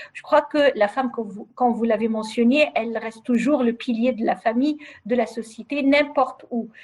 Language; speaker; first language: French; non-native, fluent; Arabic